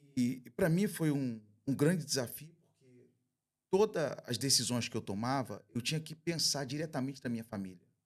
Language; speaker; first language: Portuguese; native; Portuguese